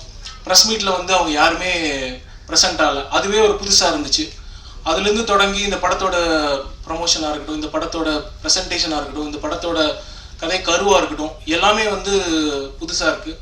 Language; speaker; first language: Tamil; native; Tamil